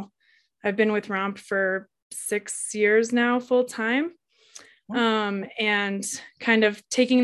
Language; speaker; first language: English; native; English